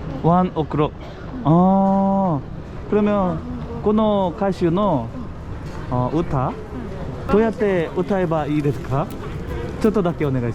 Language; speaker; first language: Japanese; non-native, learner; Korean